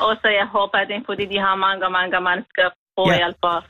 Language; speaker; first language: Danish; non-native, learner; Kurdish